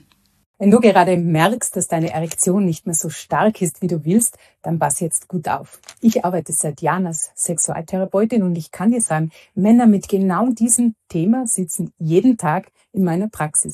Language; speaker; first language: German; native; German